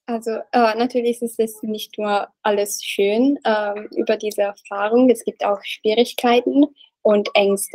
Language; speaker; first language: German; non-native, learner; Italian